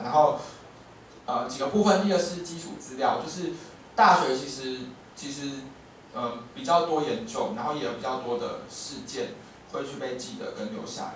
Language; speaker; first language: Chinese; native; Chinese